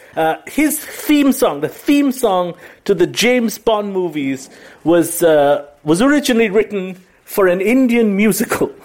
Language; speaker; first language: English; non-native, local second language; Bangla